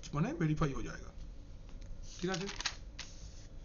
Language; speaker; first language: Hindi; non-native, local second language; Bangla